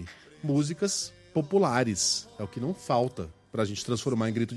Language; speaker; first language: Portuguese; native; Portuguese